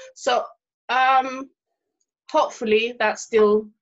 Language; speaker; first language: English; non-native, local second language; Swahili